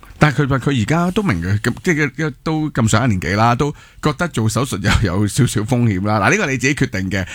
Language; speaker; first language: Cantonese; native; Cantonese